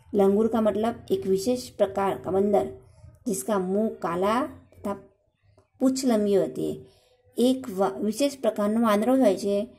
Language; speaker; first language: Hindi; non-native, local second language; Gujarati